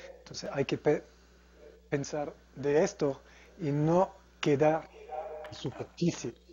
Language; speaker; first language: Spanish; non-native, fluent; English